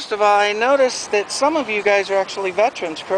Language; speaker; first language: English; native; English